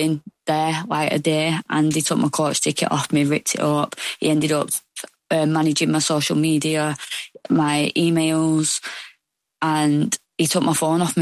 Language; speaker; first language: English; native; English